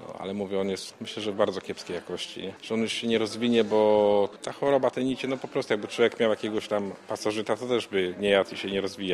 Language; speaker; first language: Polish; native; Polish